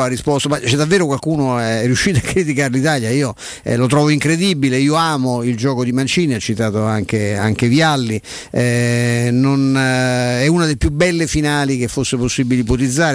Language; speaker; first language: Italian; native; Italian